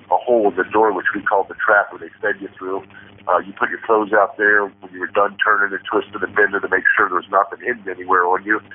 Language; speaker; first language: English; native; English